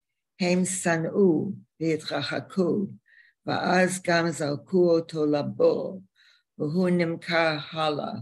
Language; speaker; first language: Hebrew; non-native, learner; English